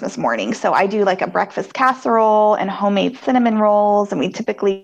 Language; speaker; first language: English; native; English